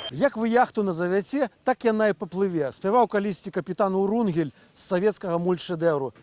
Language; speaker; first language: Belarusian; native; Belarusian